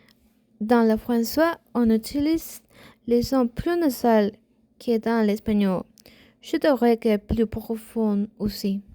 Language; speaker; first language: French; non-native, learner; Spanish